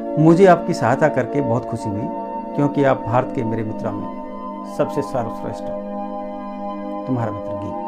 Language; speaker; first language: Hindi; native; Hindi